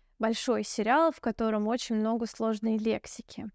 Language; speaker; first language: Russian; native; Russian